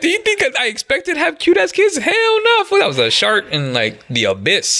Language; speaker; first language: English; early bilingual, other home language; Spanish